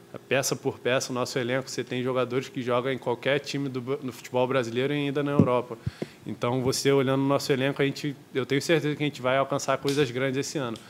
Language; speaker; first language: Portuguese; native; Portuguese